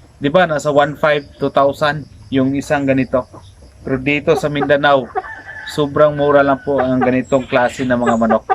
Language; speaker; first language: Filipino; non-native, local second language; Cebuano